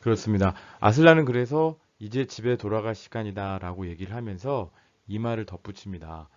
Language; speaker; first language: Korean; native; Korean